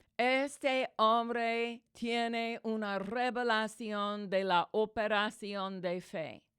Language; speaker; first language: Spanish; non-native, fluent; English